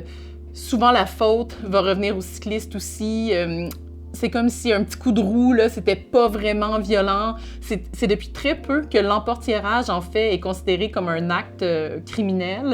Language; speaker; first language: French; native; French